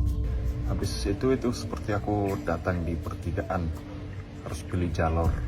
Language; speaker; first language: Indonesian; non-native, fluent; English